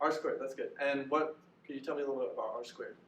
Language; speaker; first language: English; native; English